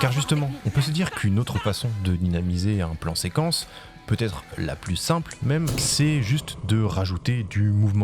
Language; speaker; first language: French; native; French